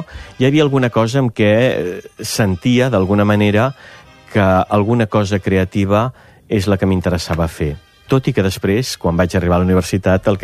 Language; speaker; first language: Catalan; native; Catalan